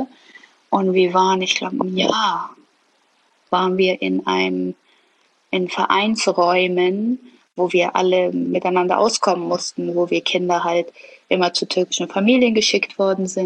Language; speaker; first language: German; early bilingual, other home language; Persian